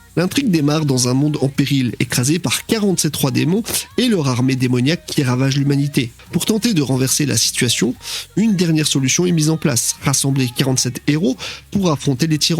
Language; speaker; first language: French; native; French